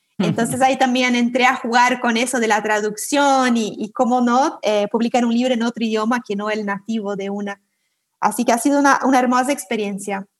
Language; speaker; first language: Spanish; non-native, fluent; Portuguese